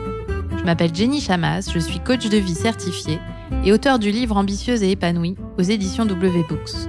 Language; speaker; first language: French; native; French